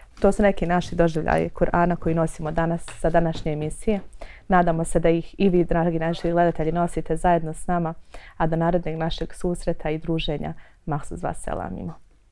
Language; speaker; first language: Bosnian; native; Bosnian